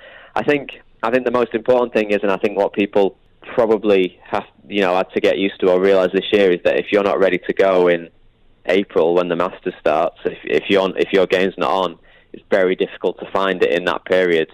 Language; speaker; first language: English; native; English